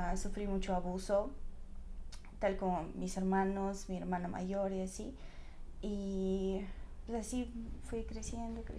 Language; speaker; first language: Spanish; non-native, fluent; Russian